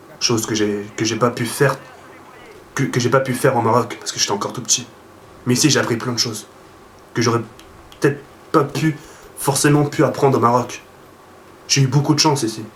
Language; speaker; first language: French; early bilingual, other home language; Arabic